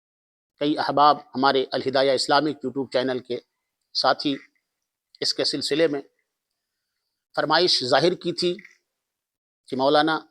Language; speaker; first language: Urdu; native; Urdu